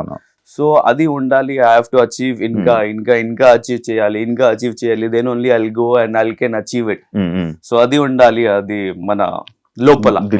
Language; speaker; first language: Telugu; non-native, learner; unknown